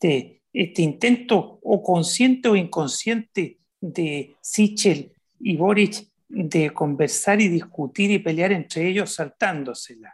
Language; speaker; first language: Spanish; native; Spanish